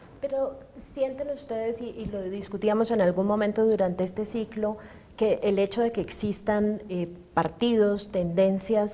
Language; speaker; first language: Spanish; native; Spanish